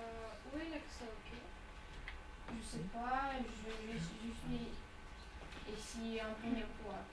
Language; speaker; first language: French; non-native, learner; Russian